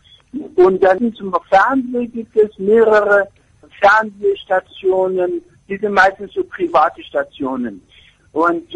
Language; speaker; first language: German; non-native, fluent; Persian